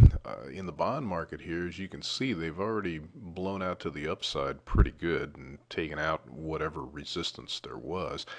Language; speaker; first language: English; native; English